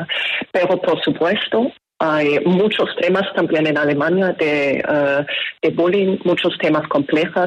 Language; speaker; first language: Spanish; non-native, fluent; German